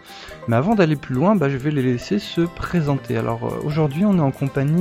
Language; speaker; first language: French; native; French